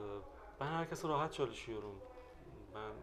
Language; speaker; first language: Turkish; non-native, learner; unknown